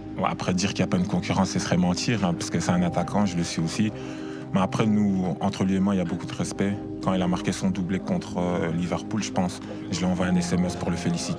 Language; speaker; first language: French; native; French